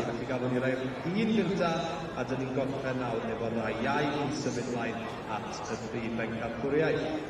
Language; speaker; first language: Welsh; native; Welsh